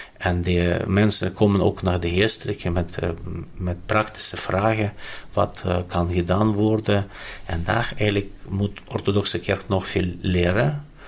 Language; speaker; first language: Dutch; non-native, fluent; Ukrainian